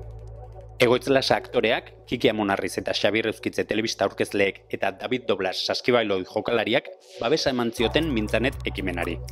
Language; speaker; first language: Basque; native; Basque